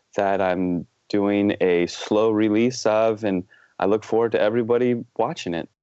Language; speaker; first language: English; native; English